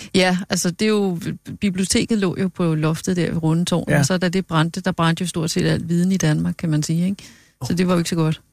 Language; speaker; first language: Danish; native; Danish